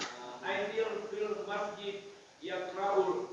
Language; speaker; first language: Arabic; non-native, learner; Indonesian